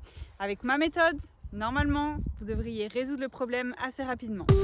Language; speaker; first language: French; native; French